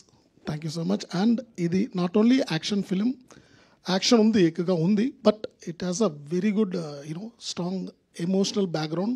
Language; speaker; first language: Telugu; non-native, learner; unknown